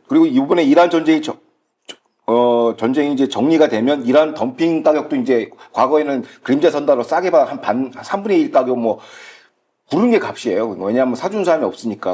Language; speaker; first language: Korean; native; Korean